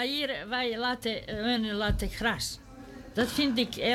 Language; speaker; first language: Dutch; non-native, learner; Serbian